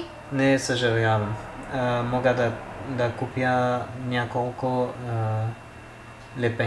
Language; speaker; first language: Bulgarian; non-native, learner; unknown